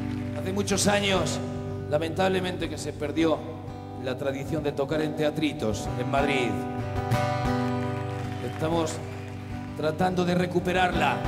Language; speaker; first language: Spanish; native; Spanish